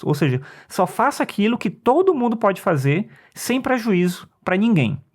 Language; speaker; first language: Portuguese; native; Portuguese